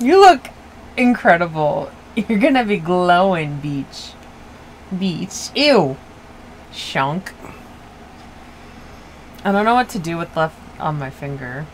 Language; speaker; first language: English; native; English